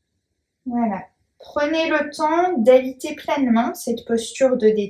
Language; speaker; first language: French; native; French